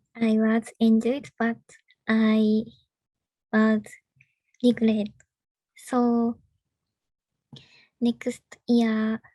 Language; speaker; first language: English; non-native, learner; Japanese